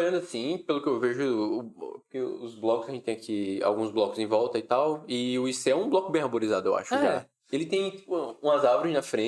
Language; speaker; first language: Portuguese; native; Portuguese